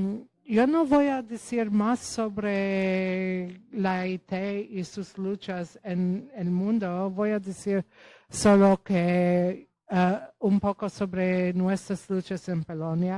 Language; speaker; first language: Spanish; non-native, fluent; Polish